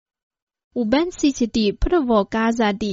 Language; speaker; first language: Croatian; non-native, fluent; Chinese